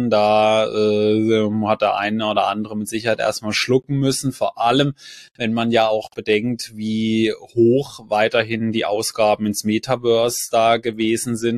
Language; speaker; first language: German; native; German